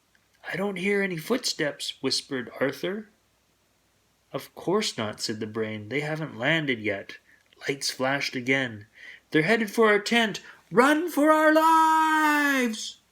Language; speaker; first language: English; native; English